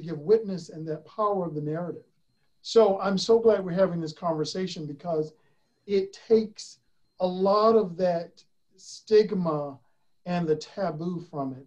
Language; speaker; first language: English; native; English